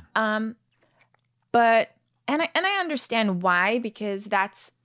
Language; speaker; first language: English; native; English